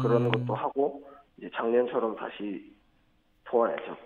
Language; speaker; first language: Korean; native; Korean